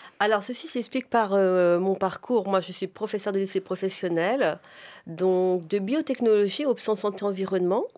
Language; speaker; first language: French; native; French